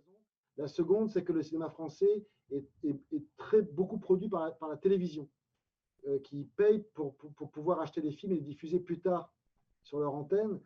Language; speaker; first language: French; native; French